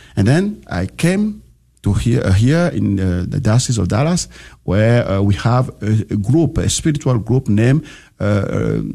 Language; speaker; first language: English; non-native, learner; French